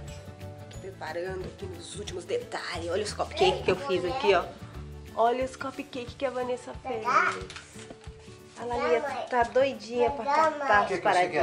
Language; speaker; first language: Portuguese; native; Portuguese